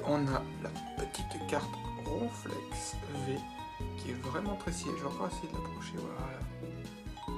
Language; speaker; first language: French; native; French